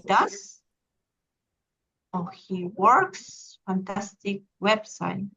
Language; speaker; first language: English; non-native, learner; Spanish